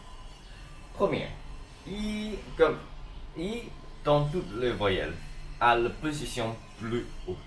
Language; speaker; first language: French; non-native, learner; Chinese